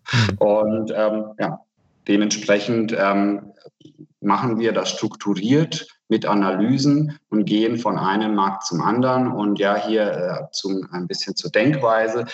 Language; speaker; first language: German; non-native, fluent; Hungarian